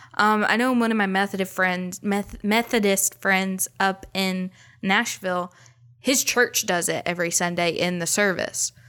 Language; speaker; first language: English; native; English